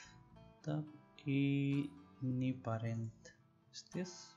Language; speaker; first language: Russian; non-native, learner; Spanish